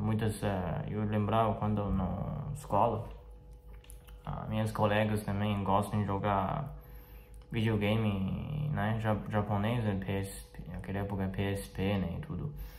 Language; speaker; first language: Portuguese; non-native, fluent; Chinese